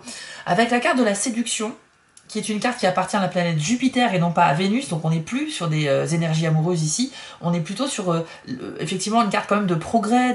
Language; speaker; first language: French; native; French